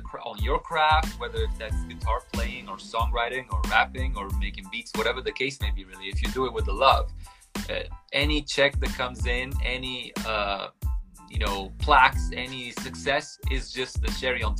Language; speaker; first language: English; non-native, fluent; Italian